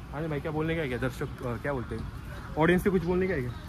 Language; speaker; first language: Hindi; non-native, local second language; Marathi